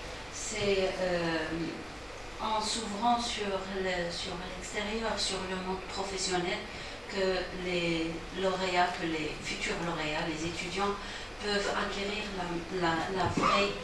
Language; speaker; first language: French; non-native, local second language; Arabic